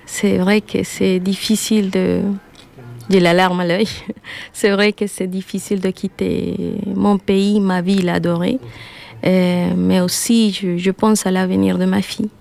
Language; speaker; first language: French; non-native, learner; Spanish